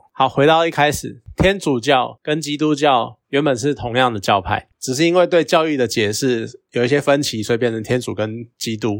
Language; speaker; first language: Chinese; native; Chinese